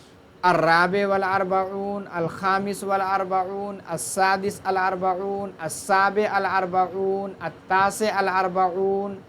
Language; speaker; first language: Arabic; non-native, fluent; Urdu